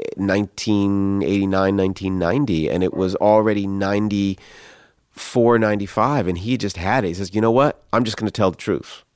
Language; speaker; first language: English; native; English